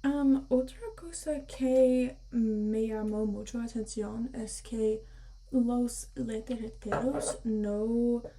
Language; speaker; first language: Spanish; early bilingual, heritage; Spanish